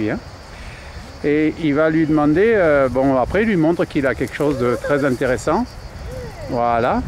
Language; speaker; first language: French; native; French